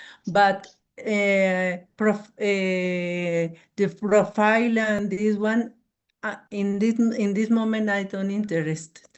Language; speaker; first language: English; non-native, learner; Spanish